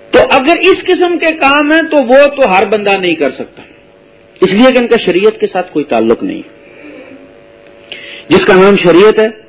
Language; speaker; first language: Urdu; native; Urdu